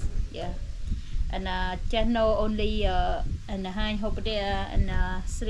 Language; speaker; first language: English; non-native, local second language; Khmer